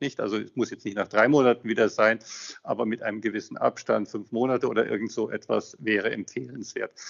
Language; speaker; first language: German; native; German